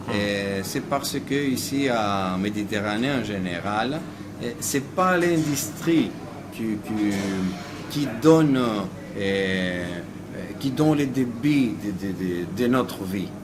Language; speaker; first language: French; non-native, fluent; Greek